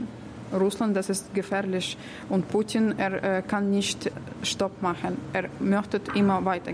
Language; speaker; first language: German; non-native, learner; Ukrainian